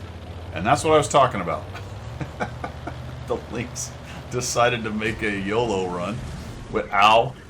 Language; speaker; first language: English; native; English